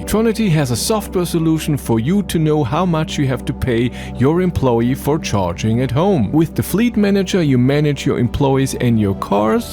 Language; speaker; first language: English; non-native, fluent; German